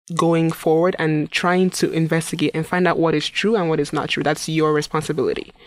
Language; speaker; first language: English; non-native, local second language; Igbo